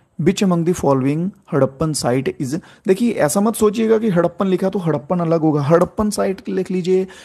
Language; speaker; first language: Hindi; native; Hindi